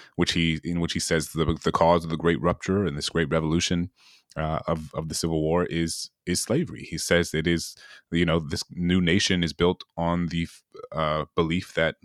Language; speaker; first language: English; native; English